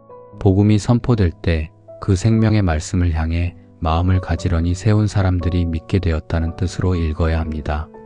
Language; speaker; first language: Korean; native; Korean